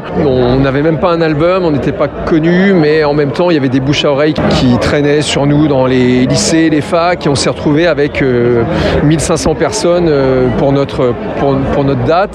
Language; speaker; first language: French; native; French